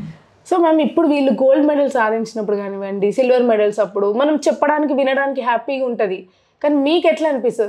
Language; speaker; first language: Telugu; native; Telugu